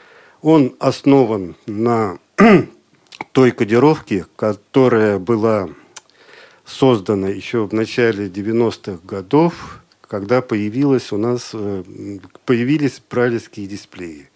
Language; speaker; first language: Russian; native; Russian